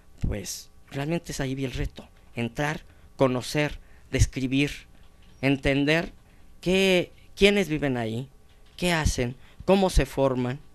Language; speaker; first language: Spanish; native; Spanish